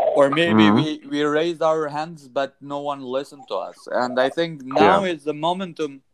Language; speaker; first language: English; non-native, fluent; Albanian